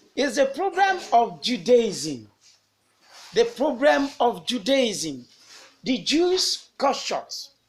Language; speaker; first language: English; non-native, local second language; Yoruba